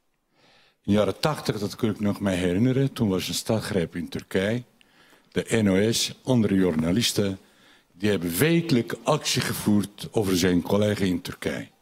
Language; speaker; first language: Dutch; non-native, fluent; Turkish